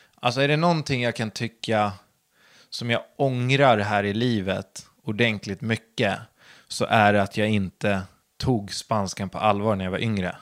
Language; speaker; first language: Swedish; native; Swedish